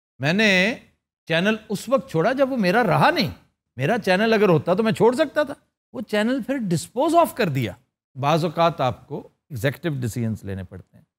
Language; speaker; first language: Urdu; native; Urdu